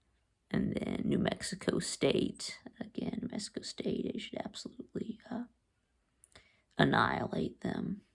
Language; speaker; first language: English; native; English